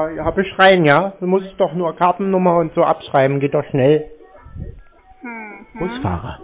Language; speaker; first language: German; native; German